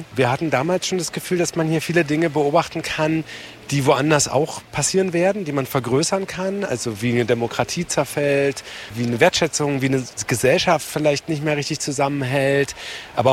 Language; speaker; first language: German; native; German